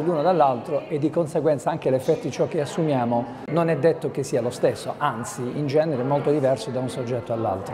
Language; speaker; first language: Italian; native; Italian